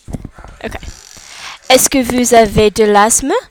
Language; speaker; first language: French; non-native, learner; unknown